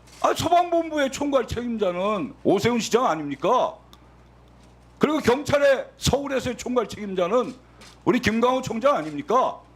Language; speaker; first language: Korean; native; Korean